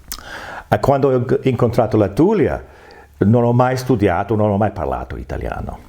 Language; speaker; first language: Italian; non-native, fluent; English